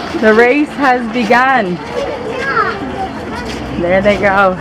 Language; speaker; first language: English; early bilingual, heritage; English